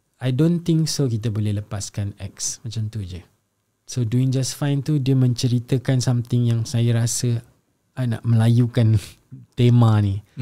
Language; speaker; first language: Malay; native; Malay